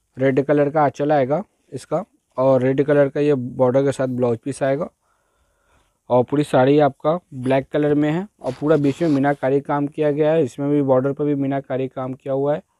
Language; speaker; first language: Hindi; native; Hindi